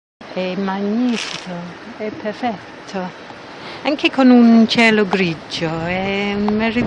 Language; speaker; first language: Italian; non-native, fluent; English